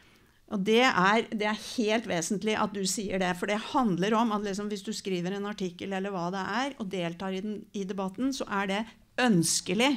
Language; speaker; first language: Norwegian; native; Norwegian